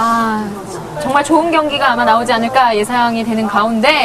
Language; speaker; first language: Korean; native; Korean